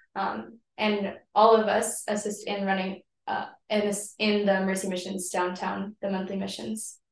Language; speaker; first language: English; native; English